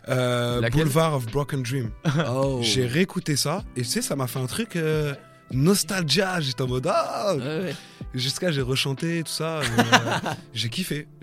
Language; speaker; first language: French; native; French